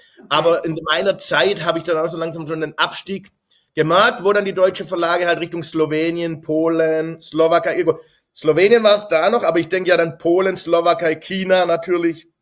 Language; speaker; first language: German; native; German